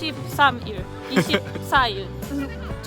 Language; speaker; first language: Korean; non-native, fluent; Polish